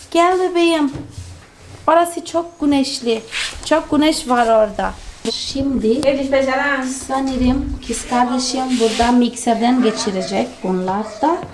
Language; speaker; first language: Turkish; non-native, fluent; Portuguese